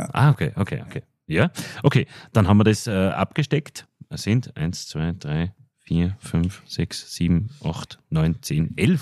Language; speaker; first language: German; native; German